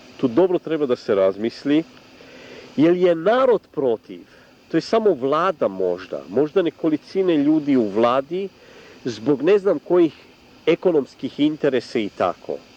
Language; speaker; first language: Serbian; non-native, local second language; Hungarian